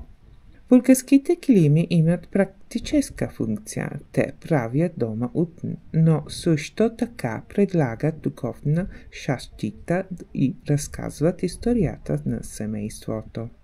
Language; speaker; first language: Bulgarian; non-native, learner; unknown